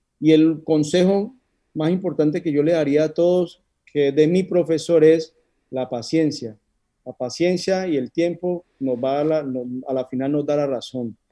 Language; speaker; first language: Spanish; native; Spanish